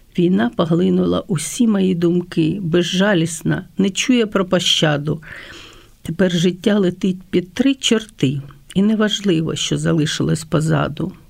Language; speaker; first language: Ukrainian; non-native, local second language; Russian